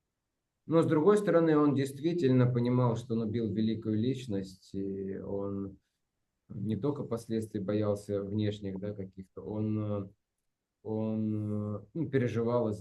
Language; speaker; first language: Russian; native; Russian